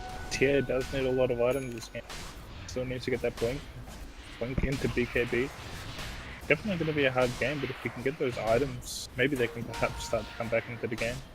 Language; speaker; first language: English; native; English